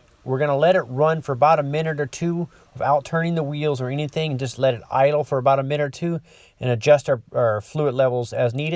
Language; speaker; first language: English; native; English